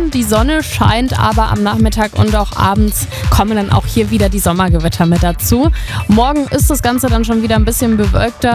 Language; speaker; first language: German; native; German